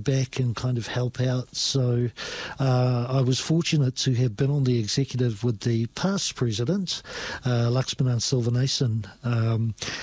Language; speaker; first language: English; native; English